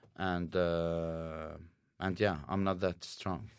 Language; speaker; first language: English; non-native, fluent; Arabic